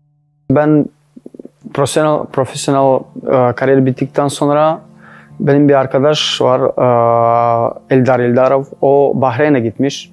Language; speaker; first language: Turkish; non-native, learner; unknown